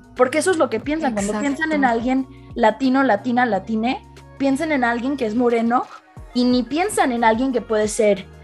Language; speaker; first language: Spanish; early bilingual, heritage; Spanish